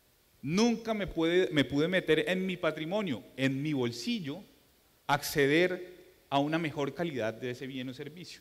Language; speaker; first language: Spanish; native; Spanish